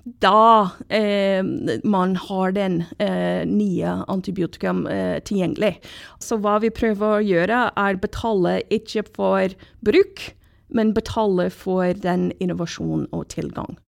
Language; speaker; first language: Norwegian; non-native, fluent; English